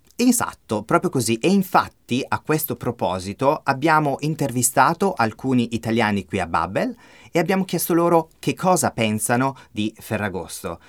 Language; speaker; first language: Italian; native; Italian